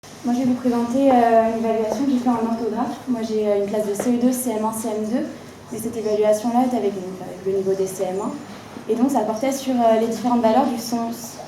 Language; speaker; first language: French; native; French